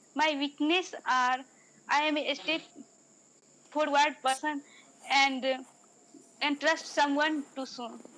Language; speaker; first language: English; non-native, local second language; Hindi